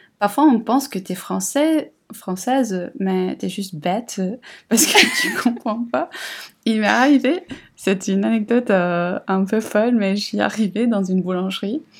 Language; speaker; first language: French; non-native, fluent; English